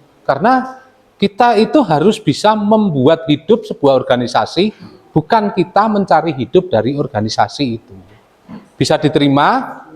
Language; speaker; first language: Indonesian; native; Indonesian